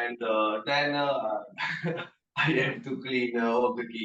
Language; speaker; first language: English; non-native, learner; Italian